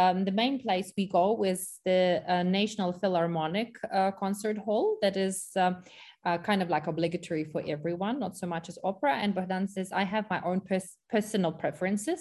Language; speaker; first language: English; non-native, fluent; Ukrainian